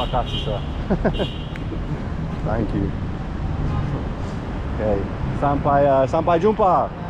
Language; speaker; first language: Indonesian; non-native, learner; Polish